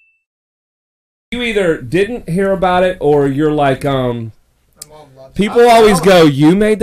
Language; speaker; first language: English; native; English